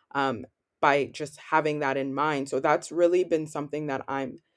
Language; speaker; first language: English; native; English